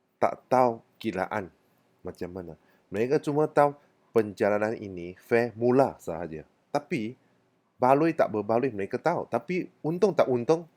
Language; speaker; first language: Malay; non-native, local second language; Min Nan Chinese